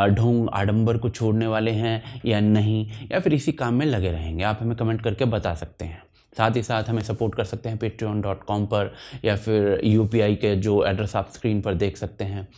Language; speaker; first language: Hindi; native; Hindi